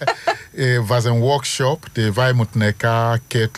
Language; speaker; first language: Dutch; non-native, learner; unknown